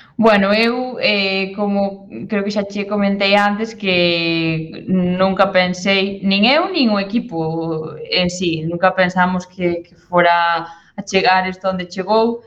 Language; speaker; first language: Galician; native; Galician